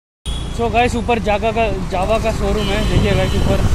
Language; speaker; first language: Hindi; native; Hindi